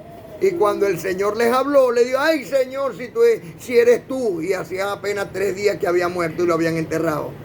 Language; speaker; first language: Spanish; native; Spanish